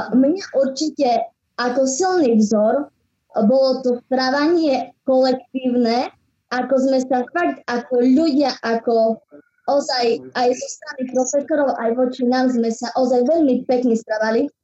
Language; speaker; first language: Slovak; native; Slovak